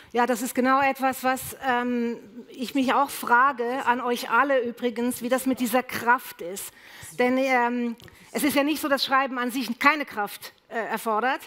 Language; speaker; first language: German; native; German